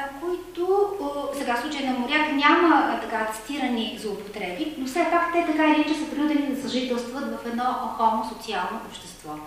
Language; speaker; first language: Bulgarian; native; Bulgarian